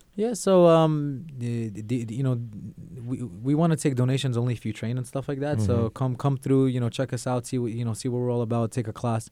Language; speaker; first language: English; native; English